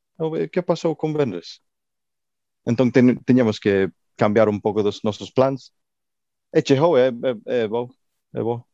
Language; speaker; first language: Galician; native; Galician